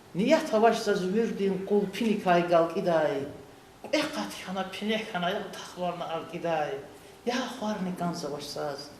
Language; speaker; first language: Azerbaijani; non-native, local second language; Lezghian